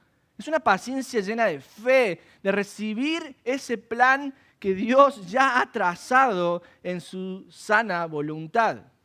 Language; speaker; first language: Spanish; native; Spanish